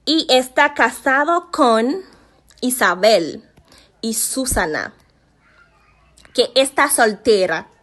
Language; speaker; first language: Spanish; non-native, learner; Haitian Creole